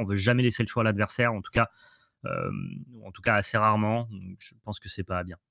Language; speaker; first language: French; native; French